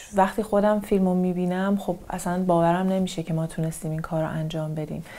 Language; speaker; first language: Persian; native; Persian